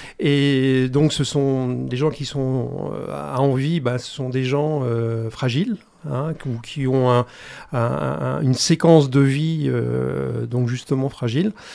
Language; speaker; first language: French; native; French